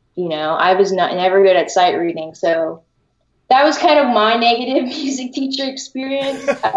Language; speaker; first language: English; early bilingual, other home language; Filipino